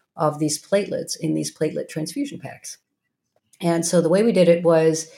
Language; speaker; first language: English; native; English